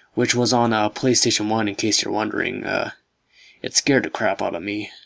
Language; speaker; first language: English; native; English